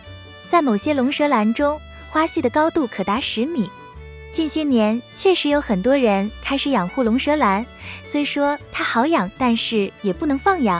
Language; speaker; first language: Chinese; native; Chinese